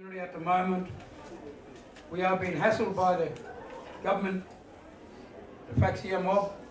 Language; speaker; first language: English; non-native, local second language; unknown